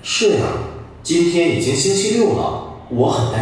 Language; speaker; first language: Chinese; non-native, learner; Vietnamese